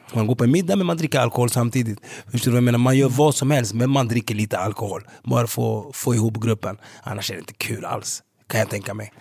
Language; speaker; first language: Swedish; early bilingual, other home language; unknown